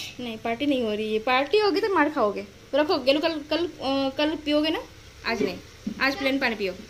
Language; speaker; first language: Hindi; native; Hindi